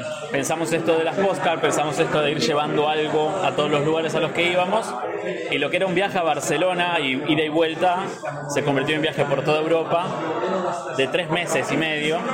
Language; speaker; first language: Spanish; native; Spanish